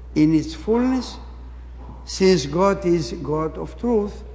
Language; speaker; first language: English; non-native, fluent; Greek